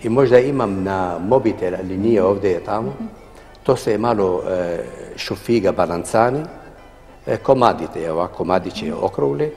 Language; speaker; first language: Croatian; non-native, fluent; Arabic